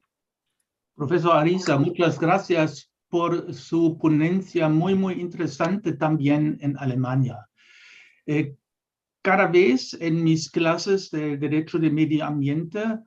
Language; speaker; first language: Spanish; non-native, fluent; German